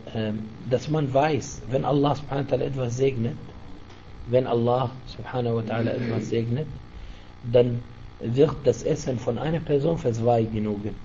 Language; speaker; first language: German; non-native, fluent; Arabic